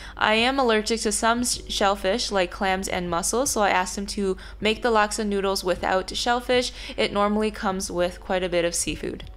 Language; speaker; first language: English; non-native, fluent; Chinese